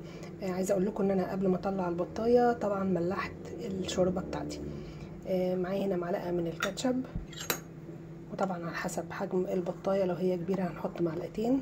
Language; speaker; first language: Arabic; native; Arabic